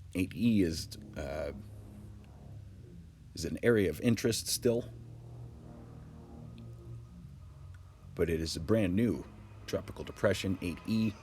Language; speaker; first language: English; native; English